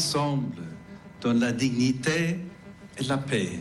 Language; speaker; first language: French; non-native, fluent; English